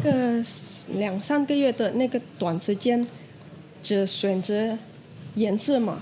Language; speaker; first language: Chinese; non-native, fluent; Indonesian